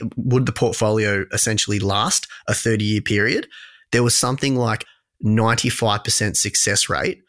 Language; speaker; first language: English; native; English